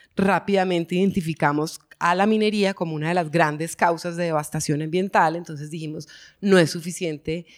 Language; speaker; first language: Spanish; native; Spanish